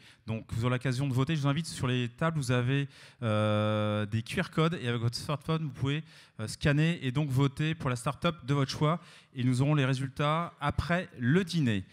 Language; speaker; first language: French; native; French